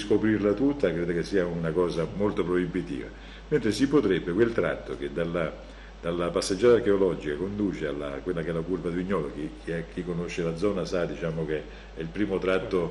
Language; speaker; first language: Italian; native; Italian